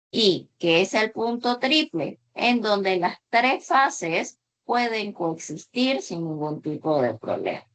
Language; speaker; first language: Spanish; native; Spanish